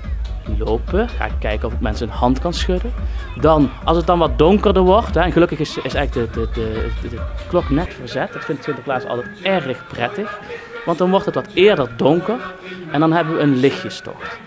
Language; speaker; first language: Dutch; native; Dutch